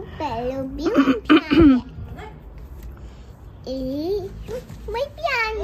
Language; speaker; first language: Polish; early bilingual, heritage; Polish